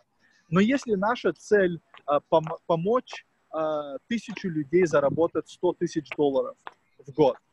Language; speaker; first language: Russian; non-native, fluent; Lithuanian